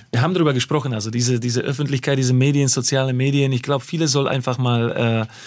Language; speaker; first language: German; non-native, fluent; Slovak